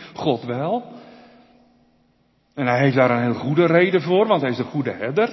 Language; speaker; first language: Dutch; native; Dutch